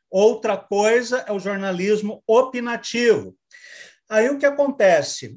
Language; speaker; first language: Portuguese; native; Portuguese